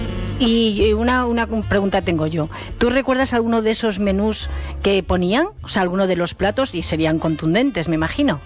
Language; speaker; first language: Spanish; native; Spanish